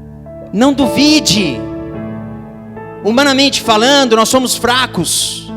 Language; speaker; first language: Portuguese; native; Portuguese